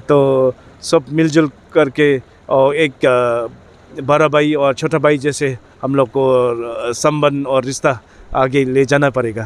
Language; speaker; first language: Hindi; non-native, learner; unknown